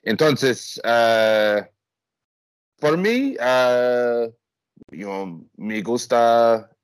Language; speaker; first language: Spanish; non-native, learner; English